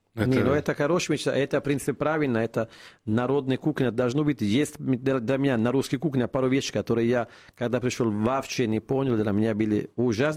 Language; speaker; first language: Russian; non-native, fluent; Italian